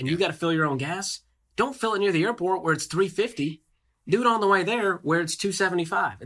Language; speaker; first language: English; native; English